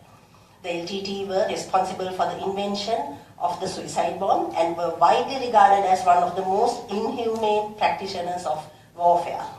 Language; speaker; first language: English; non-native, local second language; Sinhala